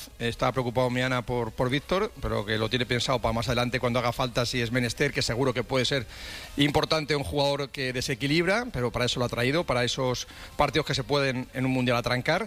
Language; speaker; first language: Spanish; native; Spanish